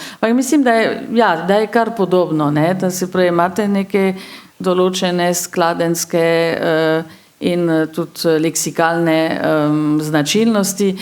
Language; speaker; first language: Slovenian; non-native, fluent; French